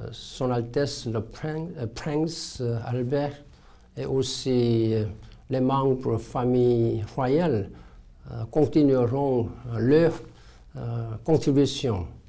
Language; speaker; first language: French; non-native, learner; Korean